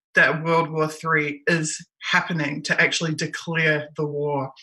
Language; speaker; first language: English; native; English